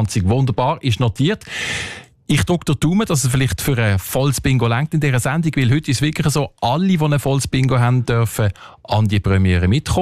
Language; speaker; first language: German; native; German